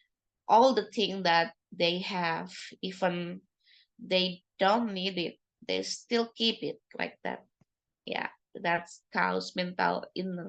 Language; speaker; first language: English; non-native, learner; Indonesian